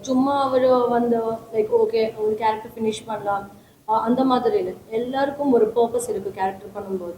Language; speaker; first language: Tamil; non-native, learner; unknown